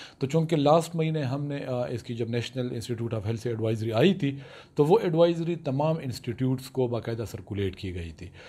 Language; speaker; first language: Urdu; non-native, local second language; Pashto